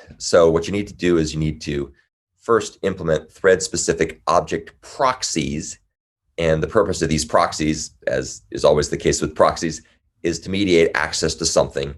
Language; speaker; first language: English; native; English